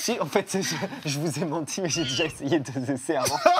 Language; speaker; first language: French; native; French